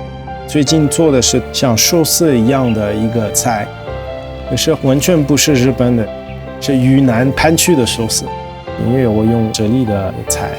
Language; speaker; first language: Chinese; non-native, fluent; French